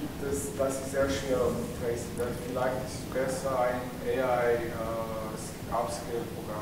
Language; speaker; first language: German; non-native, fluent; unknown